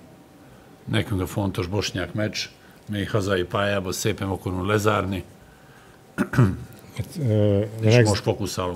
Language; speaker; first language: Hungarian; non-native, learner; Serbian